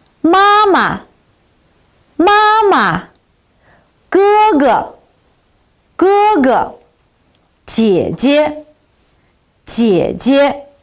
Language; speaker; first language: Chinese; non-native, local second language; Uyghur